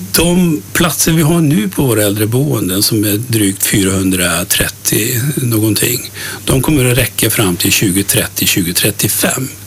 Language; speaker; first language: Swedish; early bilingual, other home language; Turkish